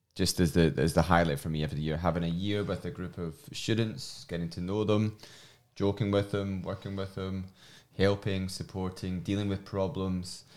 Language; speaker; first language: English; native; English